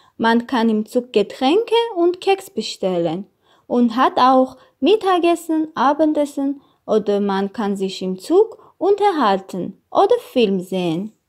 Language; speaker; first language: German; non-native, learner; Armenian